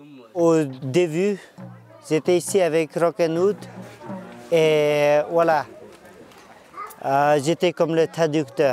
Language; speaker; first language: French; non-native, fluent; Nepali